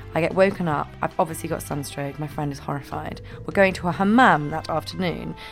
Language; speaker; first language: English; native; English